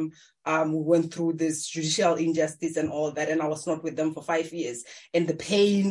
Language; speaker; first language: English; non-native, local second language; Tswana